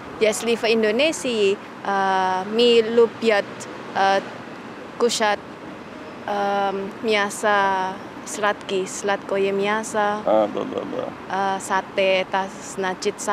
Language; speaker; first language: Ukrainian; non-native, learner; Indonesian